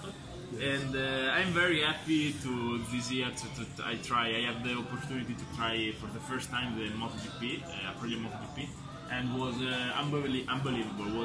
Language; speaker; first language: English; non-native, fluent; Italian